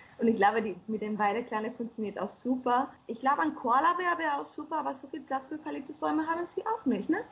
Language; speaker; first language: German; non-native, fluent; Spanish